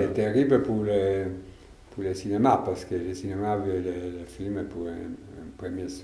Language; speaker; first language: French; non-native, learner; Italian